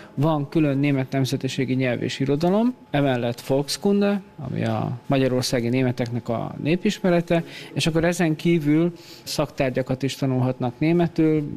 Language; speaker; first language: Hungarian; native; Hungarian